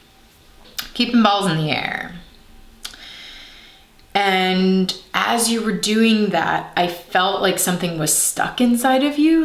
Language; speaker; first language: English; native; English